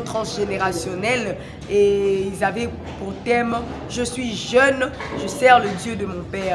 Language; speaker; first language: French; non-native, local second language; Lingala